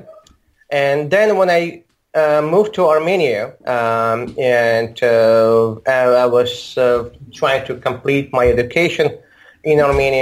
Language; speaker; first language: English; non-native, fluent; Azerbaijani